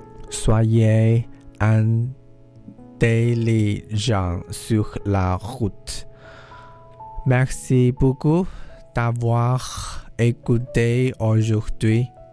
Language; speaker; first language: French; non-native, learner; Chinese